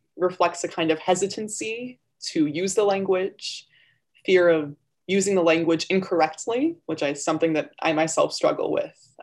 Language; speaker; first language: English; early bilingual, other home language; Armenian